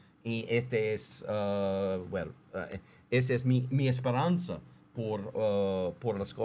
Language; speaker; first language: Spanish; non-native, fluent; English